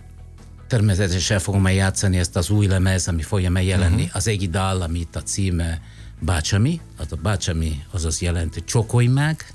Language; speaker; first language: Hungarian; non-native, fluent; Italian